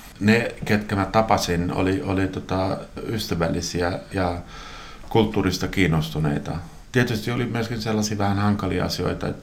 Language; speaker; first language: Finnish; non-native, local second language; Swedish